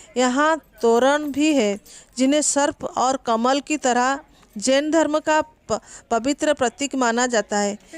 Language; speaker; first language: Hindi; non-native, local second language; Odia